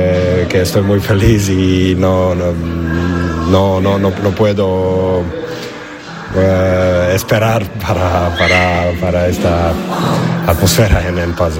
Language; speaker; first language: Spanish; non-native, learner; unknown